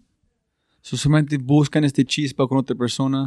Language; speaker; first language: Spanish; non-native, fluent; English